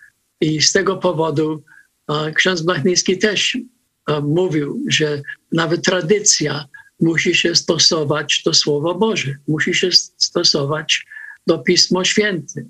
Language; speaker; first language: Polish; early bilingual, heritage; Polish